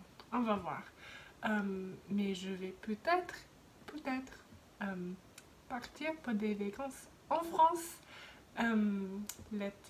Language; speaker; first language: French; non-native, fluent; English